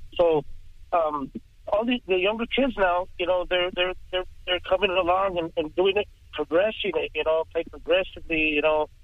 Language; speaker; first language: English; early bilingual, other home language; Spanish